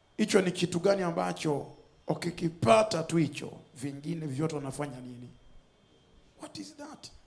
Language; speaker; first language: Swahili; non-native, fluent; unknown